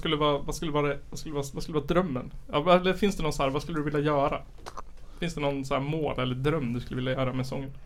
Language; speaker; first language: Swedish; native; Swedish